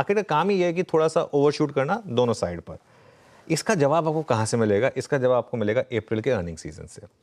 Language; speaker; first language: Hindi; native; Hindi